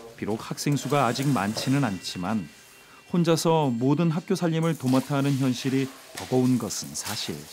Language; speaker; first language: Korean; native; Korean